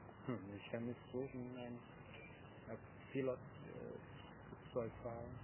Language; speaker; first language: German; non-native, fluent; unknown